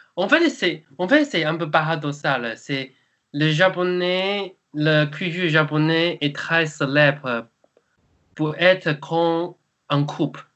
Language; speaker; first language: French; non-native, learner; Chinese